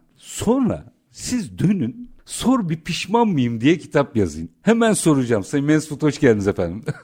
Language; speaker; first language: Turkish; native; Turkish